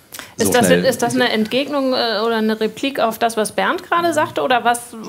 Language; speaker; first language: German; native; German